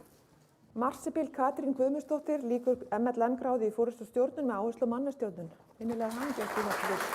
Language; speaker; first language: Icelandic; native; Icelandic